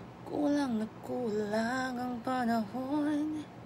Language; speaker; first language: Filipino; native; Filipino